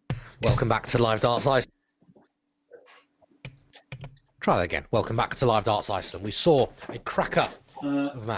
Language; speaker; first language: English; native; English